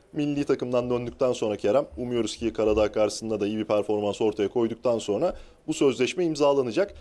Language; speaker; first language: Turkish; native; Turkish